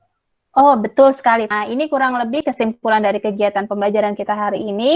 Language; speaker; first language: Indonesian; native; Indonesian